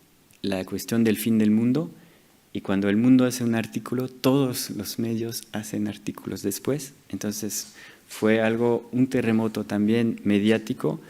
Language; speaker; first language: Spanish; non-native, fluent; French